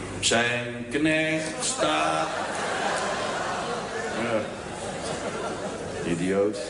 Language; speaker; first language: Dutch; native; Dutch